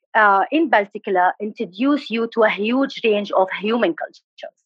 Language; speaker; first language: English; non-native, fluent; Arabic